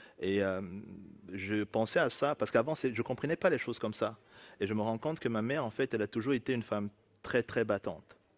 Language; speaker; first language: French; native; French